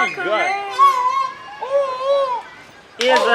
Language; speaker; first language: English; non-native, learner; Indonesian